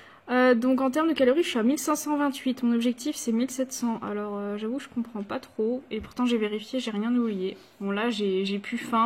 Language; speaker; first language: French; native; French